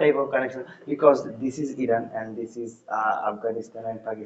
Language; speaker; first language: English; non-native, learner; Bangla